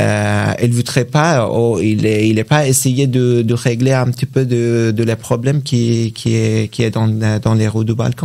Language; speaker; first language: French; non-native, learner; Persian